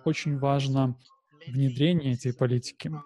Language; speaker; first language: Russian; non-native, learner; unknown